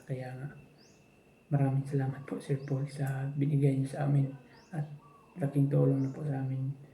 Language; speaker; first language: Filipino; non-native, local second language; Cebuano